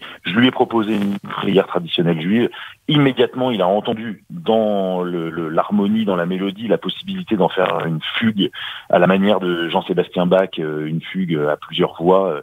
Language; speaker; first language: French; native; French